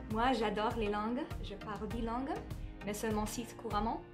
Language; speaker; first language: French; non-native, fluent; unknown